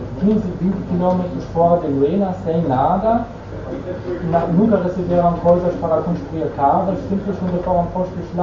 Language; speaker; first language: Portuguese; non-native, fluent; Dutch